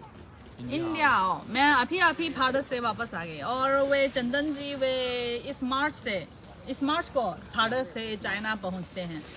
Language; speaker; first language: Hindi; non-native, fluent; Chinese